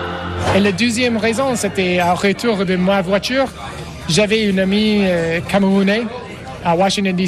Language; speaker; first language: French; non-native, learner; English